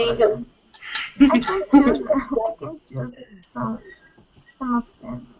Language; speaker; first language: English; non-native, learner; Spanish